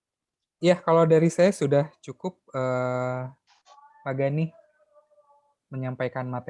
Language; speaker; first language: Indonesian; native; Indonesian